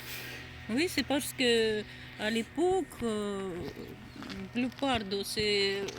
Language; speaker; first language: French; non-native, learner; Russian